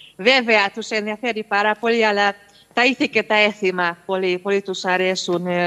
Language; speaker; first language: Greek; early bilingual, heritage; Hungarian